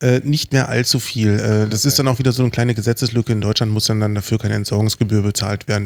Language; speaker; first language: German; native; German